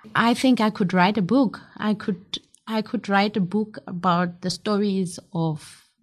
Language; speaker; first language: English; non-native, local second language; Southern Sotho